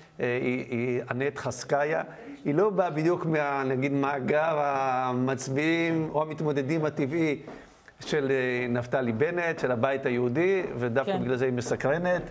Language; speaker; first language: Hebrew; native; Hebrew